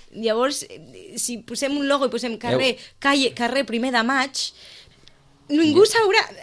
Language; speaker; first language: Catalan; native; Catalan